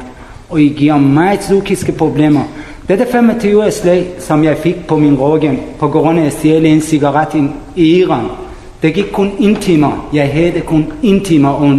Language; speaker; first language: Danish; non-native, learner; Persian